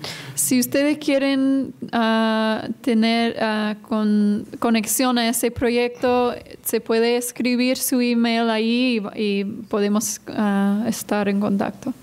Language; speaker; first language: Spanish; non-native, fluent; English